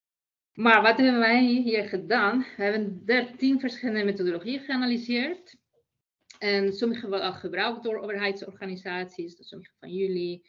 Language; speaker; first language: Dutch; non-native, fluent; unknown